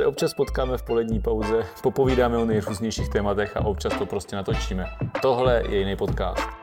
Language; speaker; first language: Czech; native; Czech